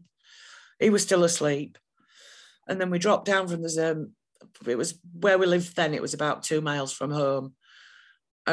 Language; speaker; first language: English; native; English